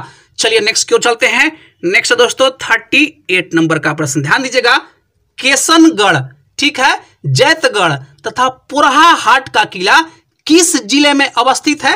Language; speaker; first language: Hindi; native; Hindi